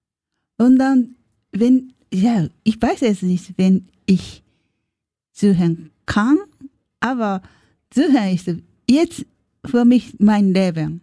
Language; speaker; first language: German; non-native, learner; Japanese